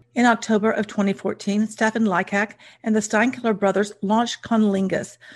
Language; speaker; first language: English; native; English